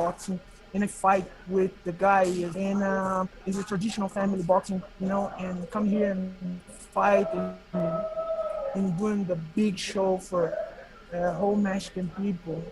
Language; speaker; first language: English; non-native, learner; Portuguese